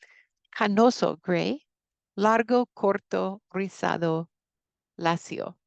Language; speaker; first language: Spanish; non-native, fluent; English